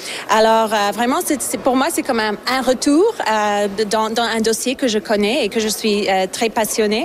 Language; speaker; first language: French; non-native, fluent; Slovak